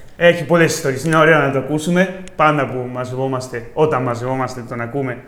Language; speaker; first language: Greek; non-native, fluent; Spanish